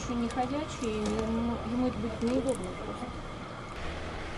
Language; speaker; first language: Russian; native; Russian